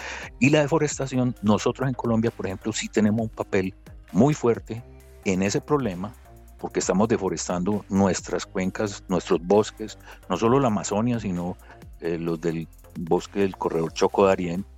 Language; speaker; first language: Spanish; native; Spanish